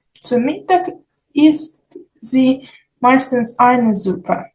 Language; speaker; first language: German; non-native, learner; Ukrainian